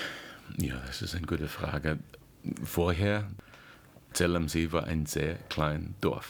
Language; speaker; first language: German; non-native, learner; English